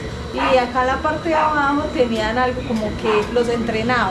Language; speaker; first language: Spanish; native; Spanish